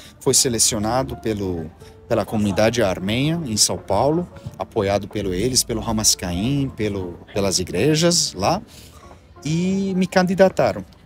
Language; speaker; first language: Portuguese; non-native, learner; Armenian